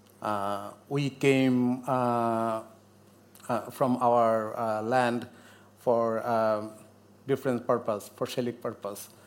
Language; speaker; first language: English; non-native, local second language; Bangla